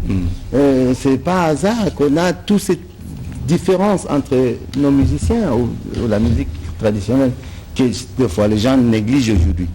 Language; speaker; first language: French; non-native, local second language; Lingala